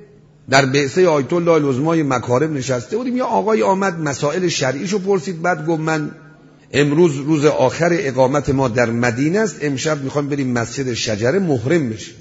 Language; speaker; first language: Persian; native; Persian